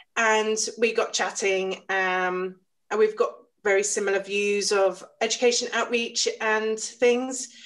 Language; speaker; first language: English; native; English